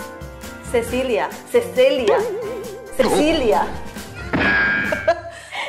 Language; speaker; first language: Spanish; non-native, learner; Korean